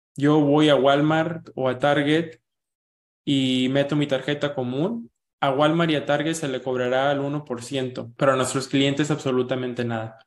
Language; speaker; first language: Spanish; early bilingual, heritage; Spanish